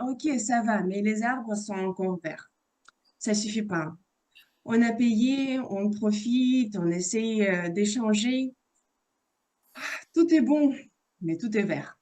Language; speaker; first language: French; non-native, fluent; Russian